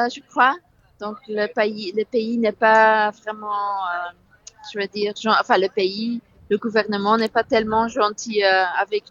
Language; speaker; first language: French; non-native, fluent; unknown